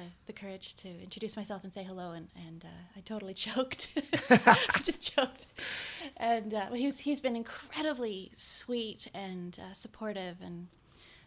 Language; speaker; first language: English; native; English